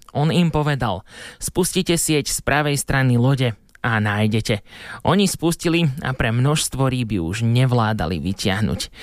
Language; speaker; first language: Slovak; native; Slovak